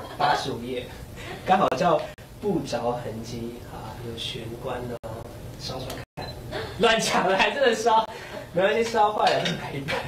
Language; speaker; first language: Chinese; native; Chinese